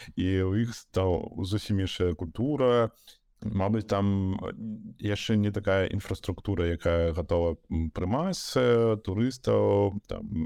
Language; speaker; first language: Belarusian; native; Belarusian